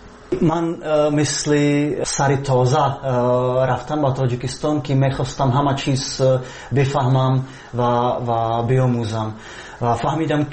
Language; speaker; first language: Persian; non-native, fluent; Czech